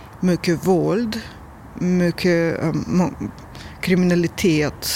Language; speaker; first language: Swedish; non-native, learner; Russian